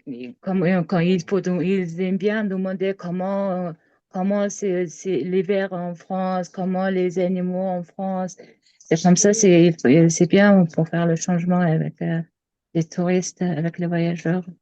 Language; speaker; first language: French; non-native, learner; Mongolian